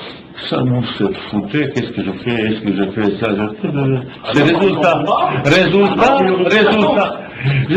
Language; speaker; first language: French; non-native, fluent; Bosnian